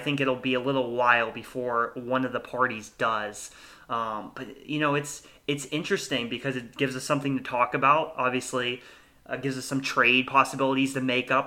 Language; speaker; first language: English; native; English